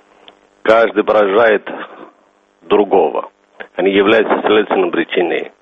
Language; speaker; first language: Russian; non-native, fluent; Somali